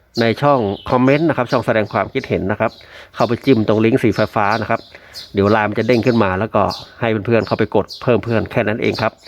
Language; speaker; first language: Thai; native; Thai